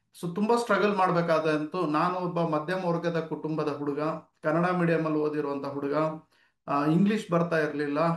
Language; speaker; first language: Kannada; native; Kannada